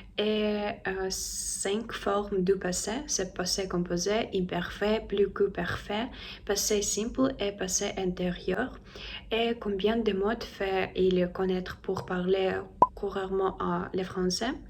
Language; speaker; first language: French; non-native, learner; Russian